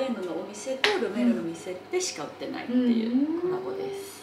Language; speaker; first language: Japanese; non-native, fluent; Chinese